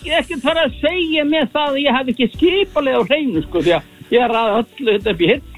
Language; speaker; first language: Icelandic; native; Icelandic